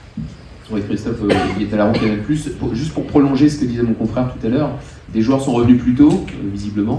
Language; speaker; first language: French; native; French